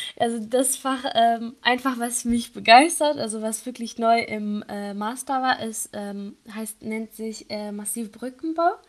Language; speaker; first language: German; non-native, fluent; Arabic